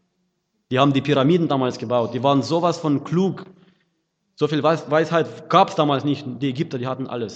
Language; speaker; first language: German; non-native, fluent; Russian